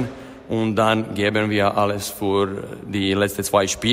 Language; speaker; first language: German; non-native, fluent; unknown